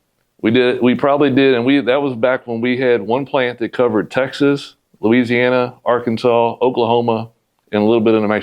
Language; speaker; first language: English; native; English